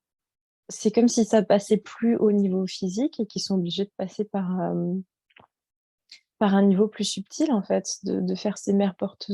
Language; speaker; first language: French; native; French